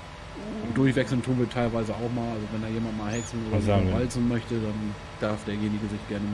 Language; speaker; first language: German; native; German